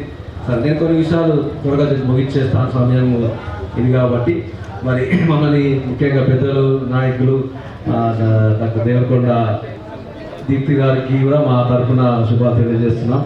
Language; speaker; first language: Telugu; native; Telugu